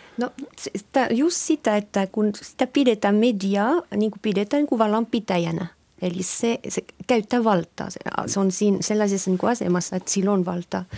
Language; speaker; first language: Finnish; non-native, fluent; French